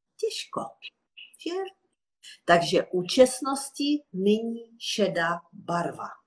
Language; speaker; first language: Czech; non-native, fluent; Russian